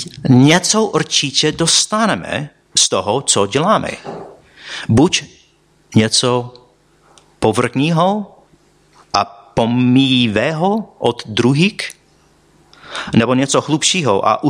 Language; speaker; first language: Czech; non-native, fluent; English